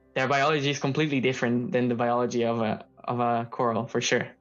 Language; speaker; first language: English; non-native, fluent; Portuguese